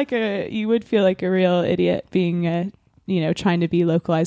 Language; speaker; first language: English; native; English